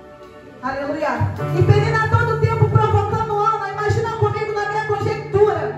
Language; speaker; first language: Portuguese; native; Portuguese